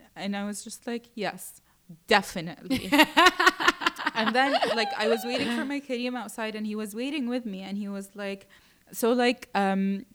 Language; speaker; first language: English; early bilingual, other home language; Arabic